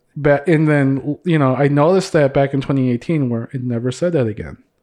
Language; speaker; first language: English; early bilingual, other home language; Cebuano